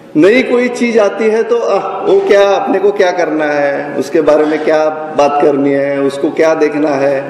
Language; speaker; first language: Hindi; non-native, local second language; Marathi